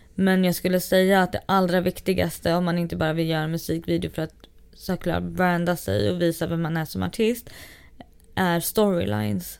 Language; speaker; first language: Swedish; early bilingual, other home language; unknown